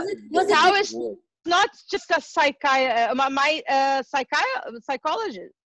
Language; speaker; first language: English; non-native, learner; Portuguese